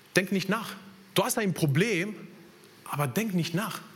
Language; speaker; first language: German; non-native, fluent; Italian